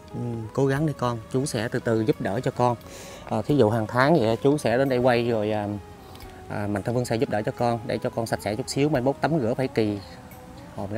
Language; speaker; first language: Vietnamese; native; Vietnamese